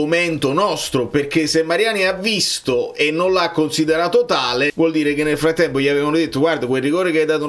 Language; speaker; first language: Italian; native; Italian